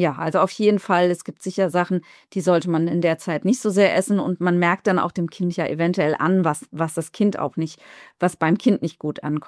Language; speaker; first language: German; native; German